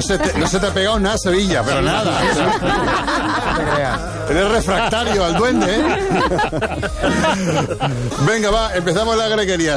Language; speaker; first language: Spanish; native; Spanish